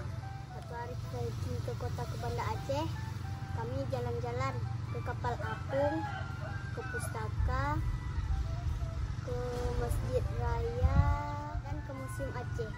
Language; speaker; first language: Indonesian; non-native, local second language; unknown